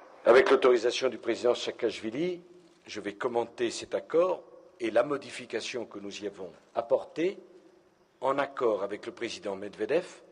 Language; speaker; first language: French; native; French